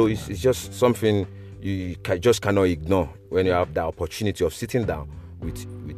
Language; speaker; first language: English; non-native, local second language; Yoruba